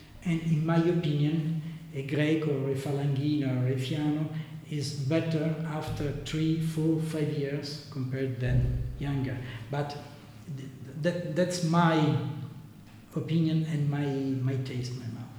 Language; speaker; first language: English; non-native, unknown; Italian